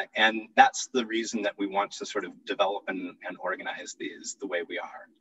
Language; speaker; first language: English; native; English